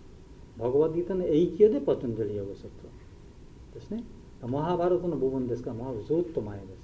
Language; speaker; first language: Japanese; non-native, learner; Bangla